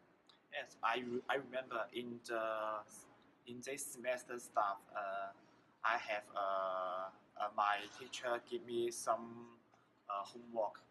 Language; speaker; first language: English; non-native, learner; Chinese